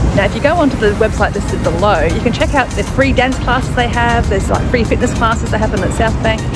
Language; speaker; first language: English; native; English